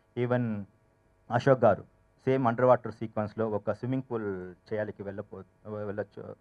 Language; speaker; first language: Telugu; non-native, learner; Tamil